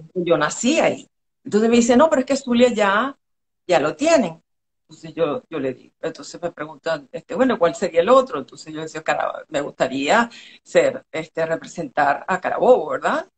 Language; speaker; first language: Spanish; native; Spanish